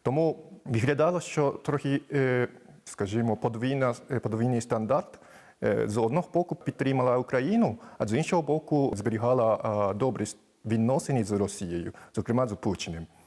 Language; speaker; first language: Ukrainian; non-native, fluent; Japanese